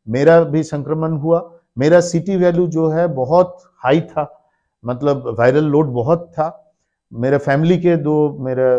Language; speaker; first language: Hindi; non-native, local second language; Bangla